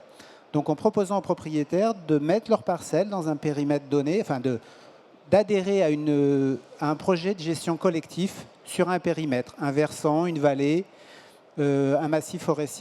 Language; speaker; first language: French; native; French